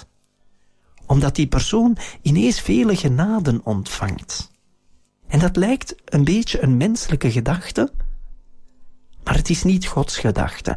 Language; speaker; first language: Dutch; native; Dutch